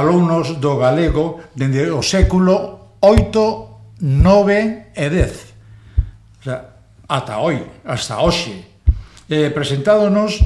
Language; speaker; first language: Galician; non-native, learner; Spanish